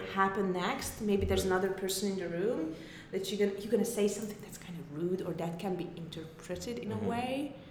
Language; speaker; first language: English; non-native, fluent; Hungarian